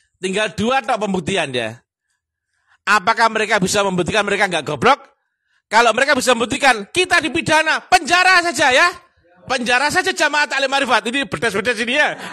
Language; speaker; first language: Indonesian; non-native, local second language; Javanese